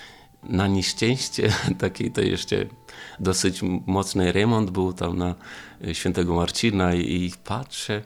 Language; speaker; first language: Polish; non-native, fluent; Romanian